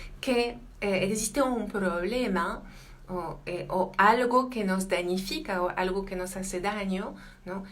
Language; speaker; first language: Spanish; non-native, fluent; French